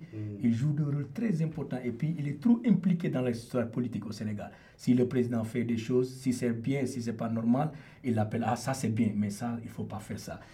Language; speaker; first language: French; non-native, local second language; Wolof